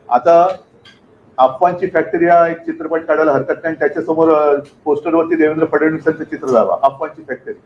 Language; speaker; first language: Marathi; native; Marathi